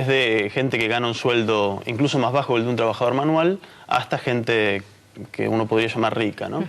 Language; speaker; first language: Spanish; native; Spanish